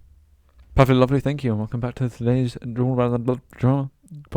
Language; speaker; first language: English; native; English